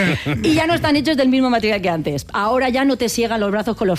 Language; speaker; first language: Spanish; native; Spanish